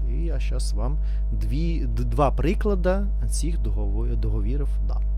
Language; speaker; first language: Ukrainian; non-native, learner; Russian